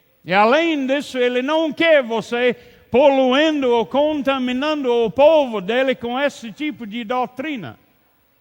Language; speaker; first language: Portuguese; non-native, learner; English